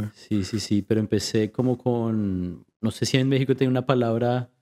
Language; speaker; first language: Spanish; native; Spanish